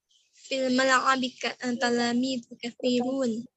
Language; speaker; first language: Arabic; non-native, learner; Indonesian